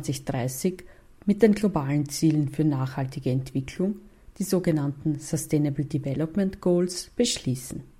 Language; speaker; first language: German; native; German